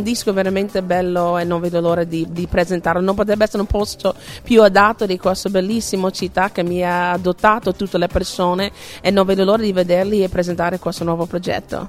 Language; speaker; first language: Italian; non-native, fluent; English